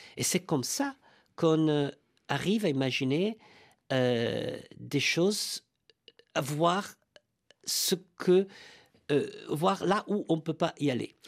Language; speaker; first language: French; non-native, fluent; Italian